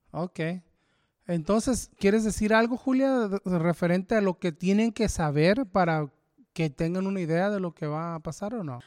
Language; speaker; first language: Spanish; early bilingual, heritage; Spanish